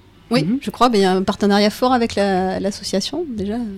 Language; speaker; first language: French; native; French